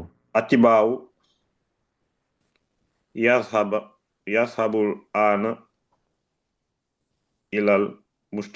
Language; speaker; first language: Arabic; non-native, learner; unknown